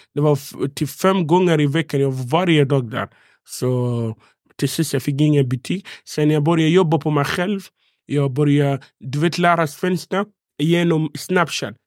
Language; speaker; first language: Swedish; non-native, fluent; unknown